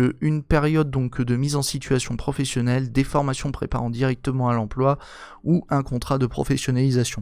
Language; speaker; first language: French; native; French